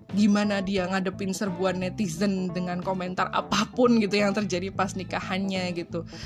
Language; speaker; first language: Indonesian; native; Indonesian